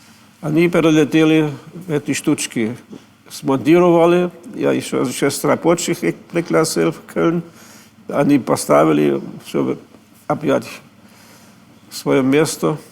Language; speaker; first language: Russian; non-native, fluent; German